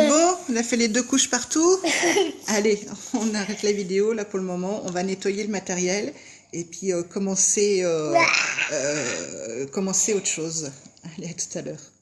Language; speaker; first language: French; native; French